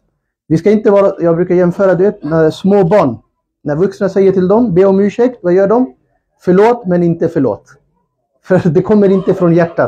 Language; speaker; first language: Swedish; non-native, fluent; Urdu